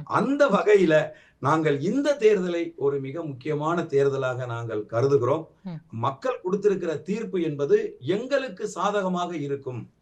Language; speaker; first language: Tamil; native; Tamil